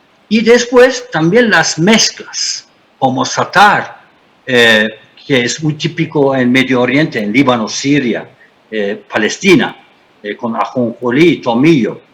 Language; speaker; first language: Spanish; non-native, fluent; Turkish